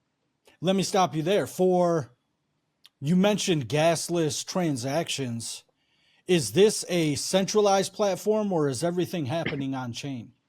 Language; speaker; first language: English; native; English